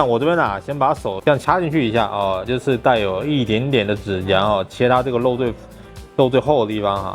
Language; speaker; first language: Chinese; native; Chinese